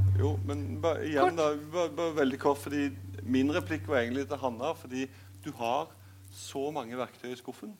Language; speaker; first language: Norwegian; native; Norwegian